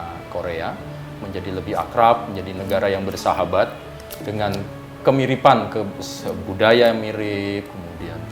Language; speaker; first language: Indonesian; native; Indonesian